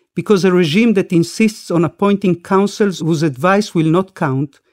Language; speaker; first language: English; early bilingual, other home language; Spanish